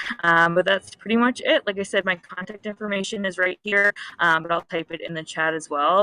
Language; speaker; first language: English; native; English